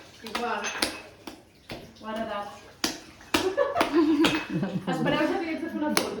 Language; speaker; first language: Catalan; native; Catalan